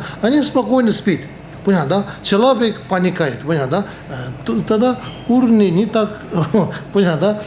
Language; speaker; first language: Russian; non-native, learner; Tibetan